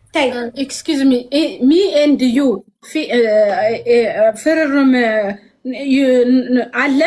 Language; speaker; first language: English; non-native, learner; Amharic